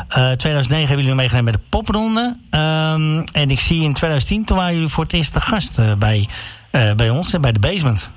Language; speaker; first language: Dutch; native; Dutch